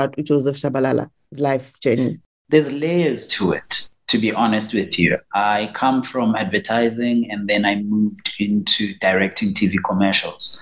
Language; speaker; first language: English; non-native, local second language; Xhosa